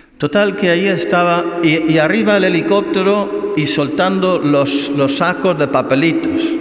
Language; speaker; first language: Spanish; non-native, fluent; English